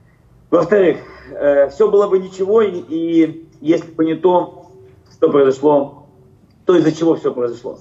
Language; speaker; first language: Russian; native; Russian